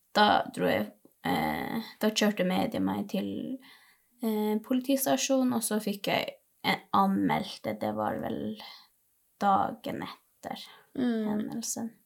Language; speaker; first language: Norwegian; non-native, local second language; Northern Sami